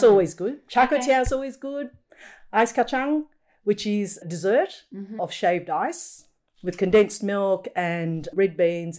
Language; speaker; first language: English; native; English